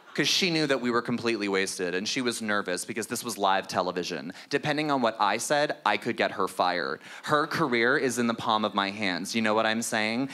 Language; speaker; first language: English; native; English